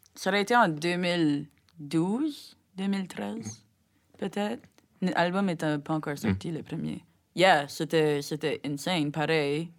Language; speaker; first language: French; native; French